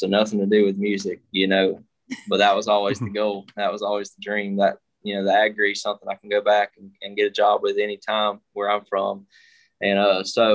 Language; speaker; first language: English; native; English